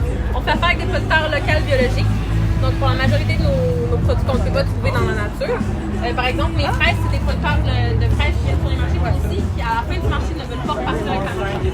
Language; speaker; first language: French; native; French